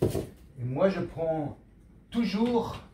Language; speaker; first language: French; non-native, learner; German